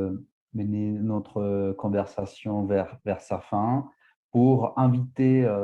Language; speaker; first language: French; non-native, fluent; Spanish